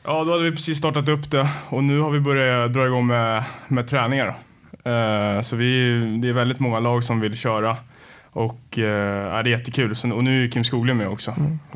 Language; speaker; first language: Swedish; native; Swedish